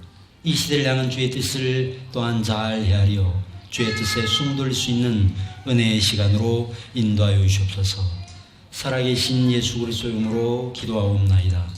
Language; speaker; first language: Korean; native; Korean